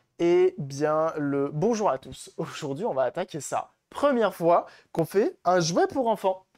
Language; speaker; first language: French; native; French